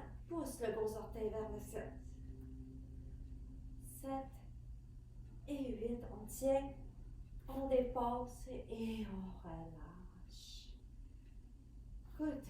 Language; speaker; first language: French; native; French